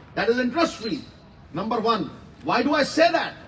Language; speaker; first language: English; non-native, local second language; Punjabi